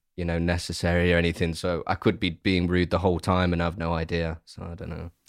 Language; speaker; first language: English; native; English